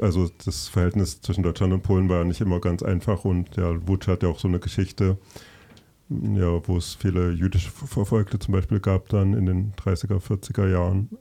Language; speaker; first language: German; native; German